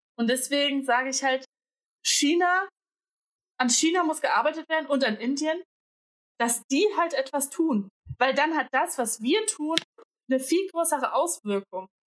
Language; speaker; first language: German; native; German